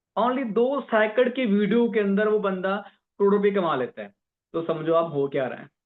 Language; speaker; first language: Hindi; non-native, local second language; Punjabi